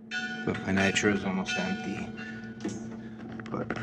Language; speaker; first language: English; native; English